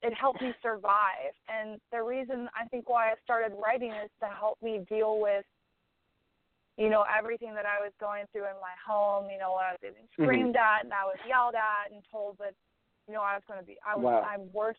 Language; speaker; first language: English; native; English